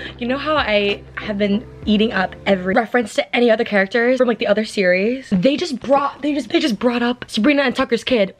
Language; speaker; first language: English; native; English